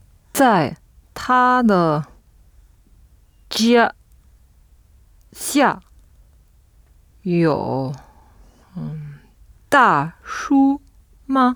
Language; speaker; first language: Chinese; non-native, learner; French